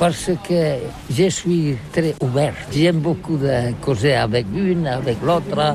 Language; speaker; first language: French; non-native, learner; Catalan